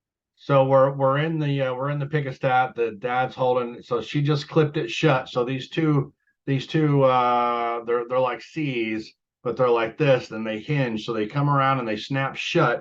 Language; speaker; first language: English; native; English